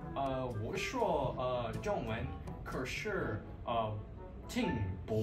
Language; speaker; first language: Chinese; non-native, learner; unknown